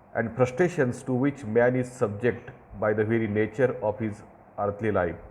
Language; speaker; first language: English; non-native, local second language; Marathi